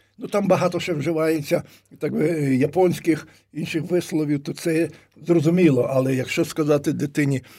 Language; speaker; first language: Ukrainian; native; Ukrainian